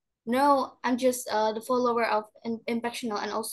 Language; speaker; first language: English; non-native, learner; Indonesian